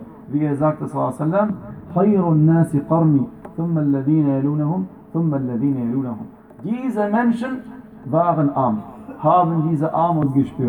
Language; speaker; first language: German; non-native, fluent; Arabic